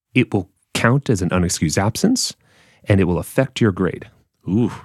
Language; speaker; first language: English; native; English